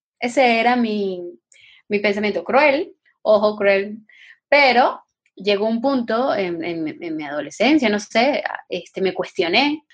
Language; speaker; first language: Spanish; native; Spanish